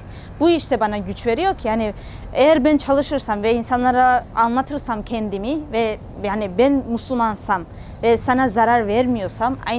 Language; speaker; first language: Turkish; non-native, fluent; Georgian